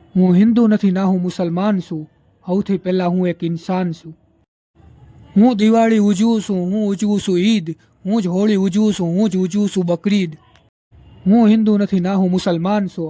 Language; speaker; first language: Gujarati; native; Gujarati